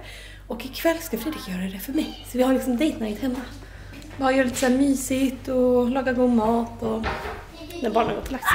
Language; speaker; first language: Swedish; native; Swedish